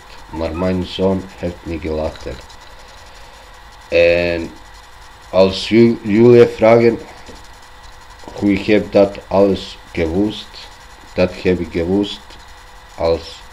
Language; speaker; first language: Dutch; non-native, local second language; Albanian